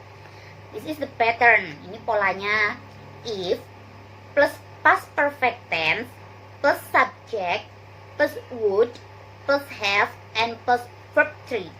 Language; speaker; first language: English; non-native, learner; Indonesian